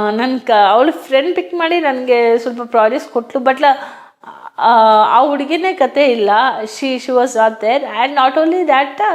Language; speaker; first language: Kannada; non-native, local second language; Hindi